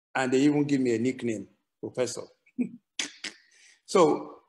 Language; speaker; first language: English; non-native, local second language; Yoruba